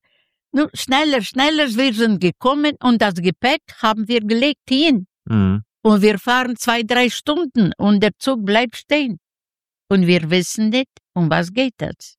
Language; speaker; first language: German; non-native, learner; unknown